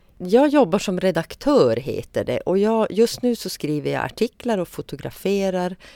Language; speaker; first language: Swedish; native; Swedish